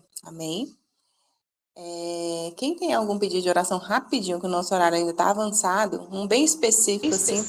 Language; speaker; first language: Portuguese; native; Portuguese